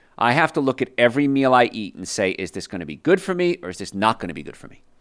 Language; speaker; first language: English; early bilingual, other home language; Italian